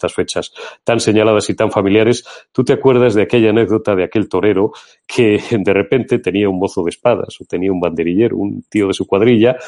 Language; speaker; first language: Spanish; native; Spanish